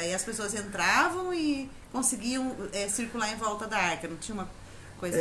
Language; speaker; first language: Portuguese; native; Portuguese